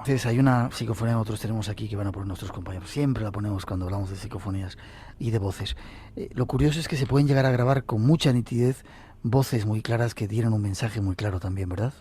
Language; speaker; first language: Spanish; native; Spanish